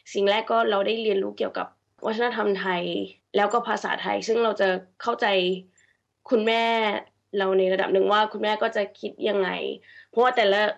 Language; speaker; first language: Thai; early bilingual, heritage; Thai